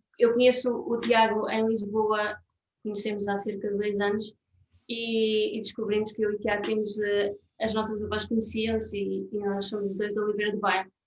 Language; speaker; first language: Portuguese; native; Portuguese